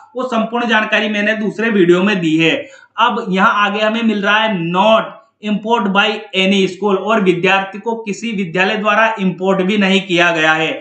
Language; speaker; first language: Hindi; native; Hindi